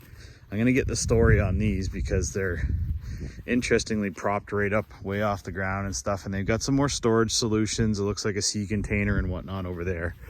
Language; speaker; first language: English; native; English